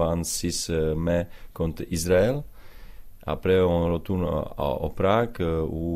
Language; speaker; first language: French; non-native, learner; Czech